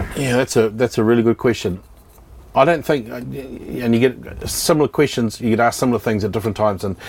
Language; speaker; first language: English; native; English